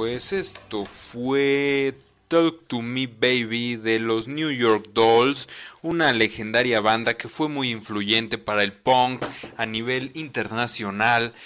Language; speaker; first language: Spanish; native; Spanish